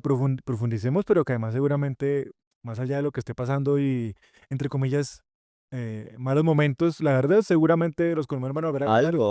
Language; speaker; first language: Spanish; native; Spanish